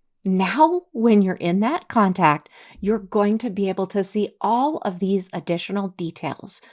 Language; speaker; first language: English; native; English